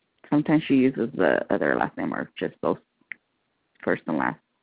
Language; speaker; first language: English; early bilingual, other home language; Spanish